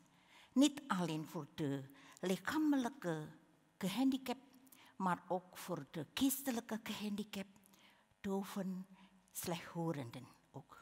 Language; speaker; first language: Dutch; non-native, learner; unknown